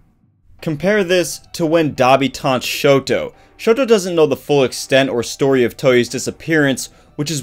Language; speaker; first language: English; native; English